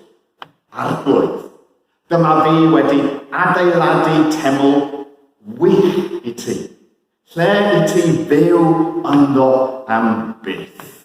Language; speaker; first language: Welsh; non-native, fluent; English